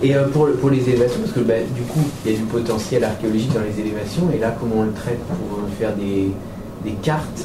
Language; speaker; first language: French; native; French